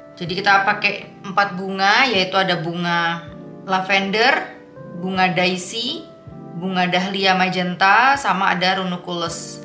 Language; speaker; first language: Indonesian; native; Indonesian